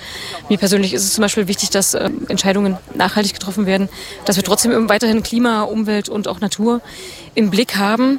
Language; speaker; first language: German; native; German